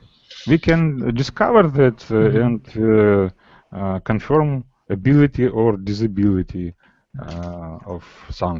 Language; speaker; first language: English; non-native, learner; Russian